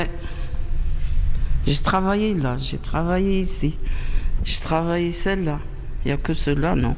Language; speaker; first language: French; non-native, learner; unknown